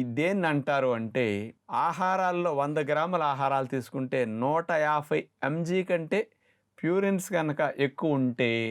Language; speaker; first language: Telugu; native; Telugu